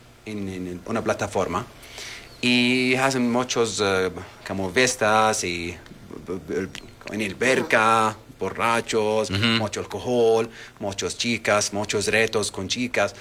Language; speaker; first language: Spanish; non-native, learner; Arabic